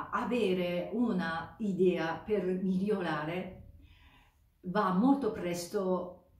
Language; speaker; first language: Italian; non-native, fluent; Japanese